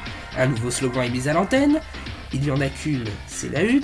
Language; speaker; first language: French; native; French